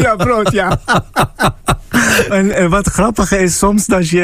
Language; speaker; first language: Dutch; non-native, fluent; Arabic